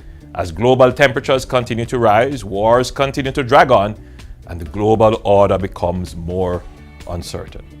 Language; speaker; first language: English; native; English